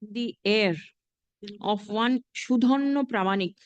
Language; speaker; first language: English; non-native, local second language; Bangla